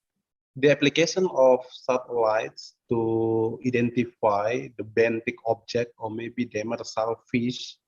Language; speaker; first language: English; non-native, fluent; Indonesian